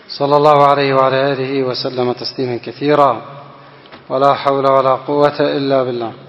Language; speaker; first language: Arabic; non-native, fluent; Indonesian